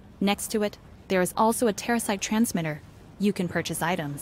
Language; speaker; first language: English; native; English